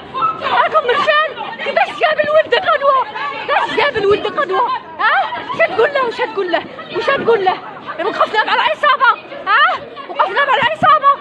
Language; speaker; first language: Arabic; native; Arabic